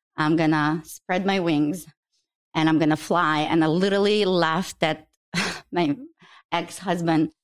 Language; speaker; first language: English; non-native, fluent; Ukrainian